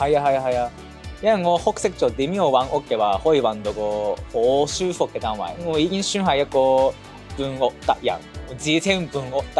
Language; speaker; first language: Cantonese; non-native, fluent; Japanese